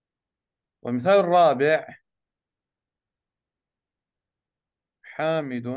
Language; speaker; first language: Arabic; non-native, fluent; Urdu